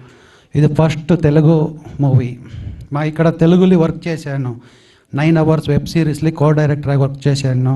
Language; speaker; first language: Telugu; non-native, learner; Kannada